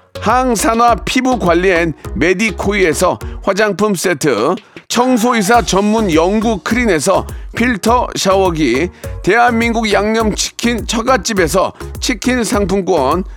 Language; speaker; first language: Korean; native; Korean